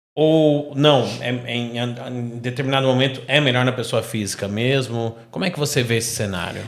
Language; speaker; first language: Portuguese; native; Portuguese